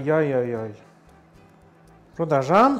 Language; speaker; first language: Russian; non-native, learner; French